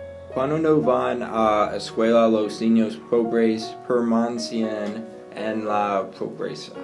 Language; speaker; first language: Spanish; non-native, learner; English